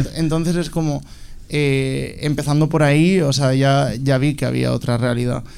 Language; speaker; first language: Spanish; native; Spanish